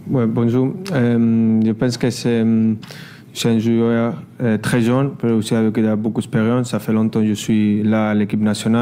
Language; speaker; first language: French; non-native, learner; Spanish